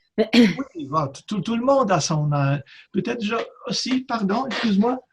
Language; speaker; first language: French; non-native, fluent; Polish